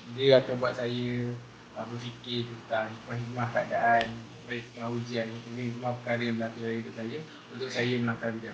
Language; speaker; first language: Malay; native; Malay